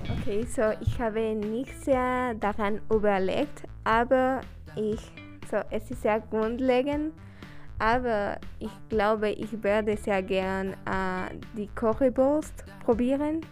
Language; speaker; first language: German; non-native, learner; Spanish